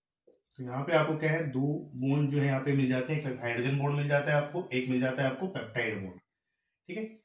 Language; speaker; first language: Hindi; native; Hindi